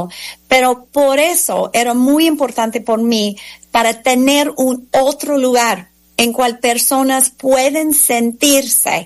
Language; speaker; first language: Spanish; non-native, fluent; English